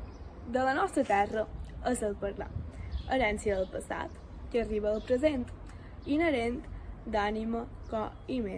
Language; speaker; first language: Catalan; native; Catalan